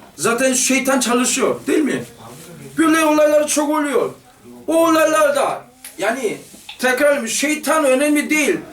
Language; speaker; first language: Turkish; non-native, fluent; Korean